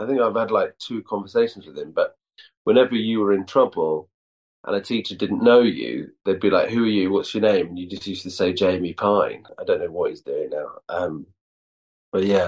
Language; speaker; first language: English; native; English